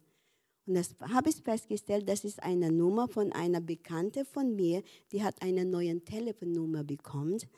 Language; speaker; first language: German; non-native, learner; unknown